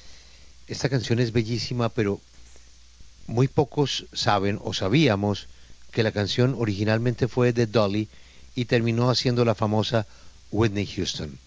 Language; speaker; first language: Spanish; native; Spanish